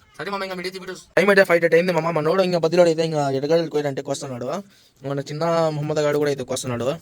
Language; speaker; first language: Telugu; non-native, local second language; Urdu